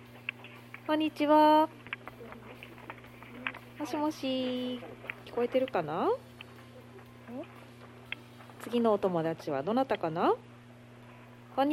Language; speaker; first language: Japanese; native; Japanese